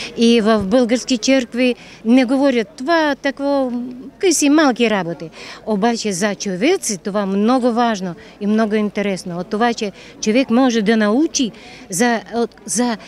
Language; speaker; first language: Bulgarian; non-native, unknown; Ukrainian